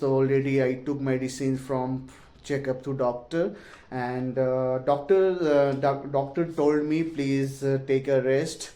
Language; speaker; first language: English; non-native, learner; Hindi